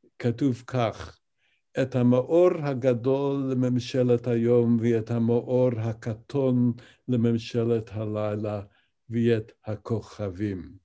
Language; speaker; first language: Hebrew; non-native, fluent; English